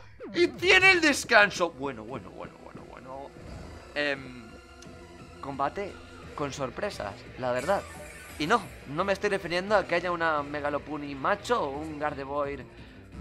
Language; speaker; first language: Spanish; native; Spanish